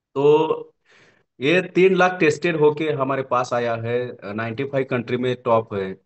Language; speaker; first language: Hindi; non-native, local second language; Marathi